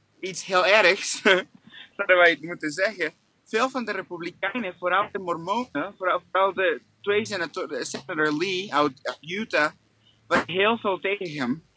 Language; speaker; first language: Dutch; non-native, fluent; English